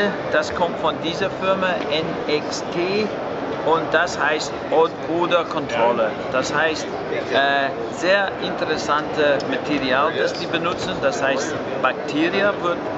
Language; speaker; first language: German; non-native, fluent; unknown